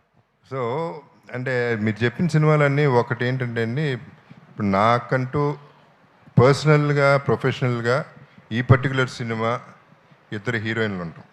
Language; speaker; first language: Telugu; native; Telugu